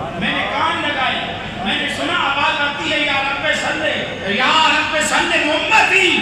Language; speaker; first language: Urdu; non-native, local second language; Punjabi